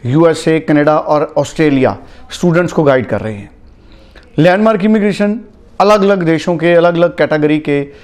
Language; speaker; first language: Hindi; non-native, local second language; Punjabi